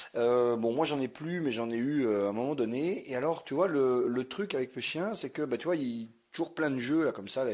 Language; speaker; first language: French; native; French